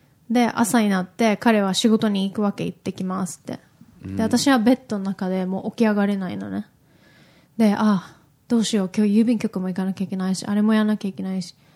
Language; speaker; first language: Japanese; native; Japanese